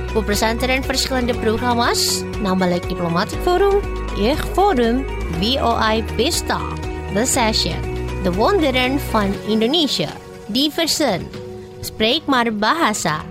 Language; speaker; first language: Dutch; non-native, fluent; Indonesian